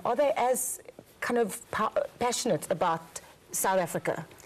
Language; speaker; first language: English; non-native, local second language; Afrikaans